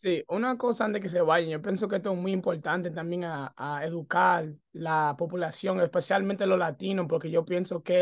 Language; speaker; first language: Spanish; early bilingual, heritage; English